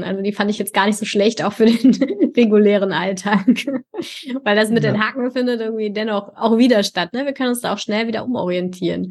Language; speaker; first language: German; native; German